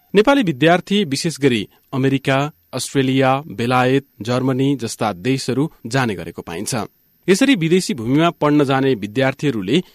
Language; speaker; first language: Nepali; native; Nepali